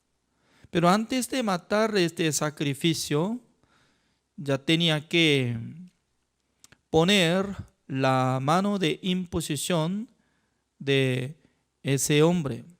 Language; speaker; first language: Spanish; non-native, fluent; Korean